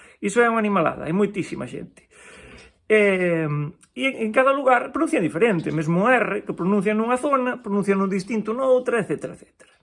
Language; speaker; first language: Galician; native; Galician